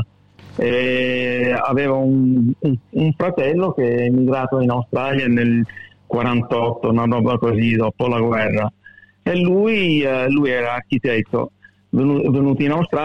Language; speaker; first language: Italian; early bilingual, heritage; Italian